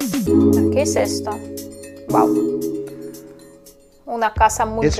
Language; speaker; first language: Spanish; non-native, fluent; Russian